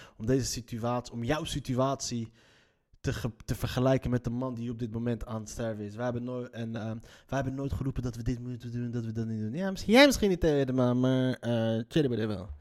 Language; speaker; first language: Dutch; early bilingual, other home language; Riffian